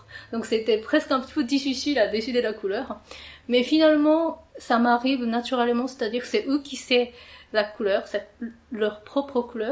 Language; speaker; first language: French; non-native, fluent; Japanese